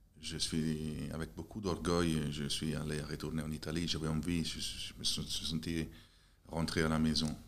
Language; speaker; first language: French; non-native, fluent; Italian